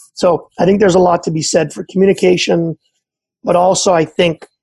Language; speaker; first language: English; native; English